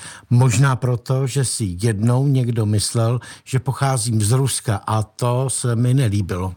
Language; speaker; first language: Czech; native; Czech